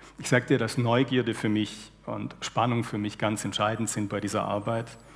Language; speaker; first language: German; native; German